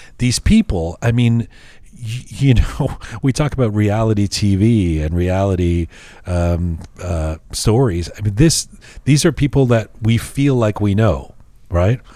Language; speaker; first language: English; native; English